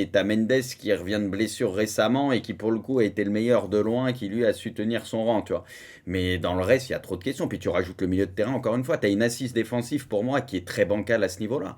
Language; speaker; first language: French; native; French